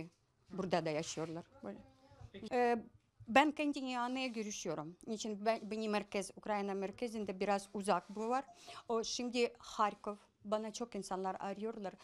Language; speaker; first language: Turkish; non-native, learner; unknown